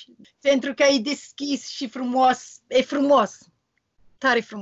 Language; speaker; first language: Romanian; non-native, learner; English